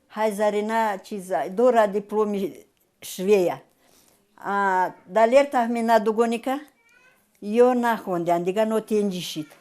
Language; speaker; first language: Tajik; non-native, fluent; Romanian